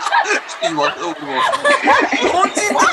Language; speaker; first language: Japanese; native; Japanese